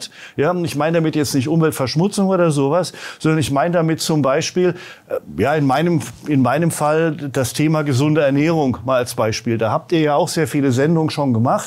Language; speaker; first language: German; native; German